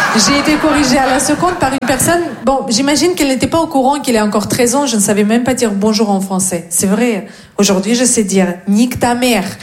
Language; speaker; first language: French; non-native, fluent; Russian